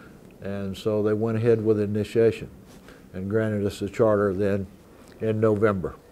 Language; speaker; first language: English; native; English